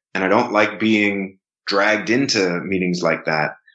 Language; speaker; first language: English; native; English